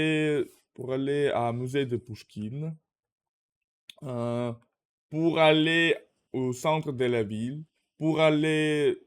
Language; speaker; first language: French; non-native, learner; Russian